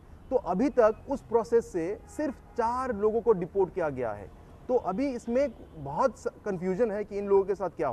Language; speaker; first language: Urdu; non-native, local second language; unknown